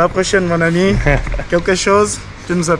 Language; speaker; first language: French; non-native, fluent; Portuguese